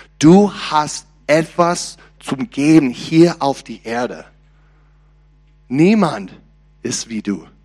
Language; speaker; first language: German; non-native, learner; English